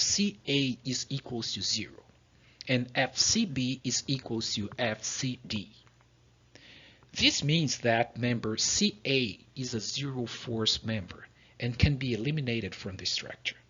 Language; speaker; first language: English; non-native, fluent; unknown